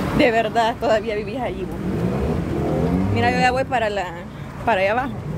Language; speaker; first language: Spanish; native; Spanish